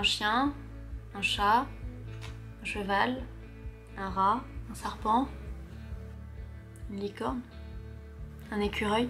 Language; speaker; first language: French; native; French